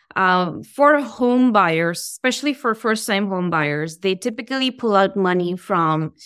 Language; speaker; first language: English; non-native, local second language; Hindi